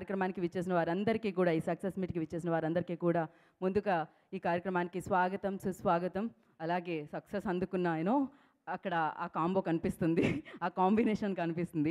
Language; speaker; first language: Telugu; native; Telugu